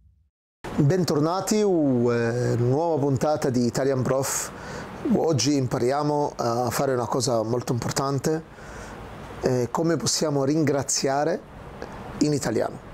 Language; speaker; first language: Italian; non-native, fluent; Arabic